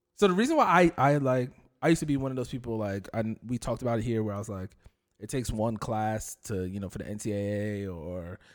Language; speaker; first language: English; native; English